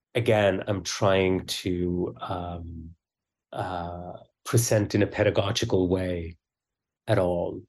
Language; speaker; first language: English; early bilingual, other home language; Swedish